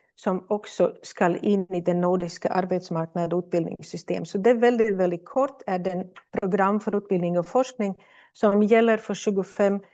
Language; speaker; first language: Swedish; non-native, fluent; Latvian